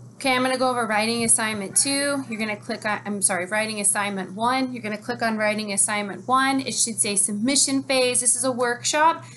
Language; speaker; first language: English; native; English